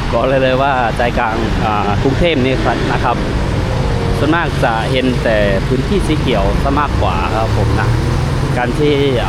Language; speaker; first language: Thai; non-native, fluent; Lao